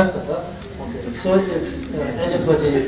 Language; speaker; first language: Russian; non-native, learner; Tibetan